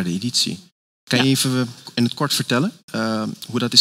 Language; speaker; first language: Dutch; native; Dutch